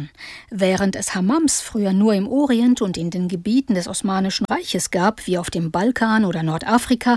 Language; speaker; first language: German; native; German